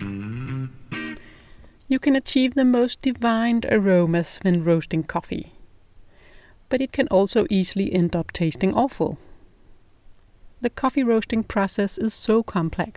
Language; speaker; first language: English; non-native, fluent; Danish